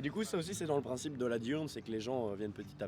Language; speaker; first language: French; native; French